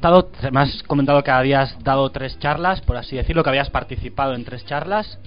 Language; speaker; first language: Spanish; native; Spanish